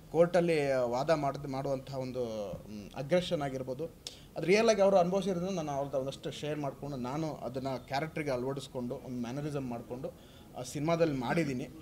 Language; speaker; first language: Kannada; native; Kannada